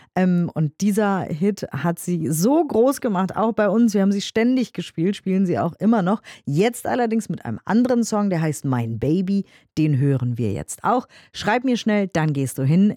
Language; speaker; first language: German; native; German